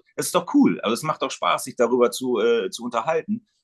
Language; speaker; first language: German; native; German